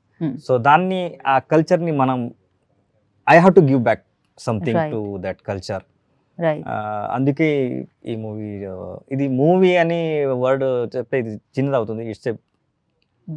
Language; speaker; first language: Telugu; non-native, learner; Kannada